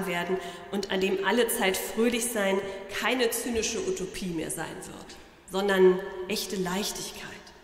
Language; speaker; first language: German; native; German